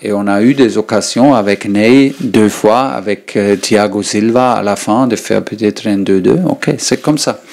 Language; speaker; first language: French; non-native, learner; German